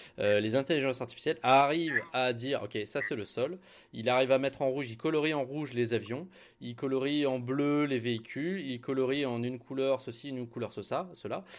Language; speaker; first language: French; native; French